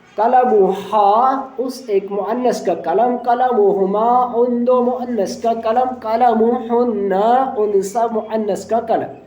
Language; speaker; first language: Urdu; non-native, local second language; Punjabi